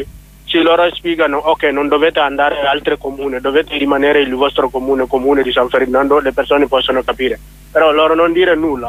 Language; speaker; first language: Italian; non-native, learner; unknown